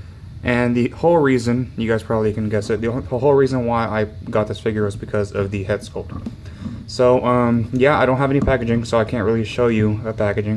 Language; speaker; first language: English; native; English